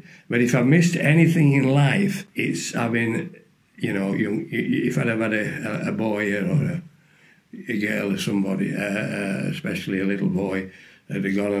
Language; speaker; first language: English; native; English